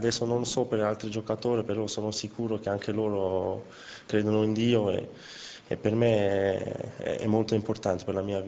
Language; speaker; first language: Italian; non-native, fluent; French